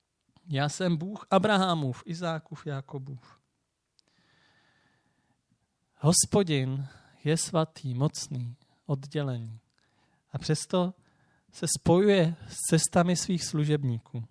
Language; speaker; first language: Czech; native; Czech